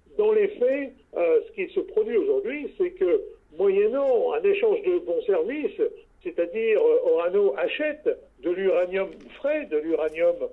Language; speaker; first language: French; native; French